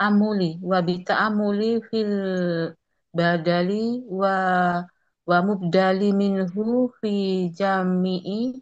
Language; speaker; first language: Arabic; non-native, learner; Indonesian